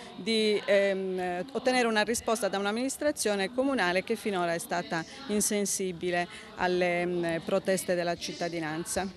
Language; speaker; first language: Italian; native; Italian